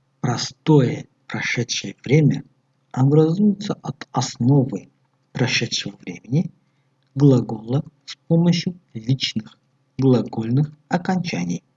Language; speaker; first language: Russian; non-native, local second language; Tajik